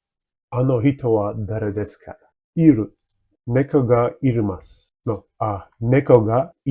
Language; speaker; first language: Japanese; non-native, learner; Turkish